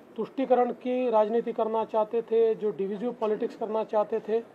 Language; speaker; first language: Hindi; non-native, local second language; Marathi